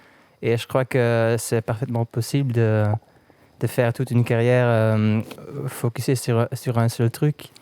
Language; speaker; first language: French; non-native, local second language; Dutch